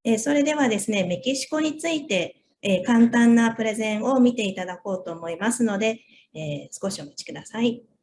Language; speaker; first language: Japanese; non-native, fluent; Spanish